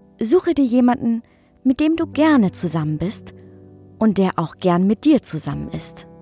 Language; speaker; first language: German; native; German